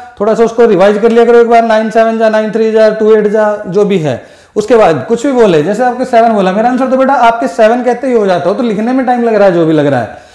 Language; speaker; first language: Hindi; non-native, local second language; Punjabi